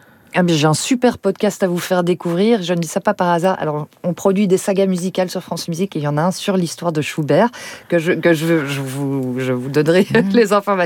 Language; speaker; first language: French; native; French